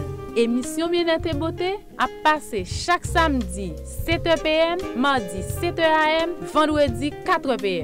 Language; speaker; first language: French; non-native, local second language; Haitian Creole